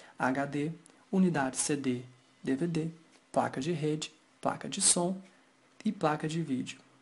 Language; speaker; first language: Portuguese; native; Portuguese